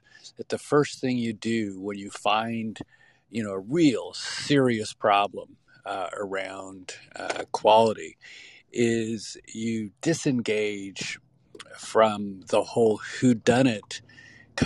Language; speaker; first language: English; non-native, fluent; Portuguese